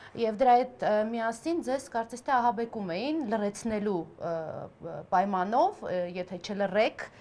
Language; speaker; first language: Armenian; native; Armenian